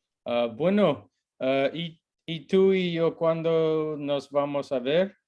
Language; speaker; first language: Spanish; non-native, learner; English